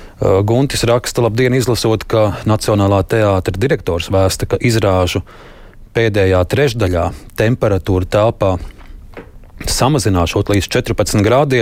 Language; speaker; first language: Latvian; native; Latvian